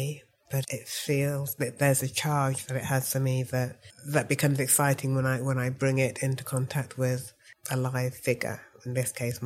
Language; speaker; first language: English; native; English